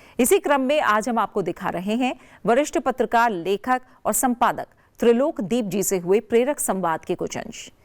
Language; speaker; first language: Hindi; native; Hindi